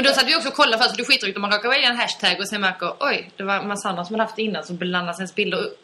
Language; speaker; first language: Swedish; native; Swedish